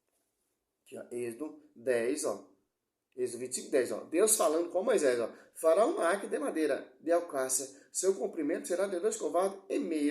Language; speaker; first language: Portuguese; native; Portuguese